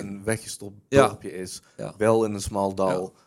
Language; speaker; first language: Dutch; native; Dutch